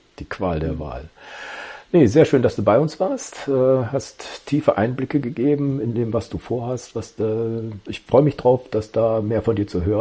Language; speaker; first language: German; native; German